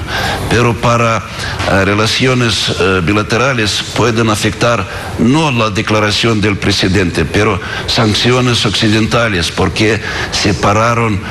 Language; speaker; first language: Spanish; non-native, fluent; Russian